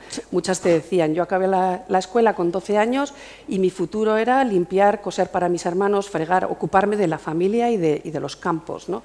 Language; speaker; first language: Spanish; native; Spanish